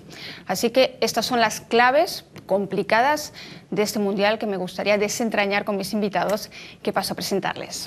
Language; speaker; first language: Spanish; native; Spanish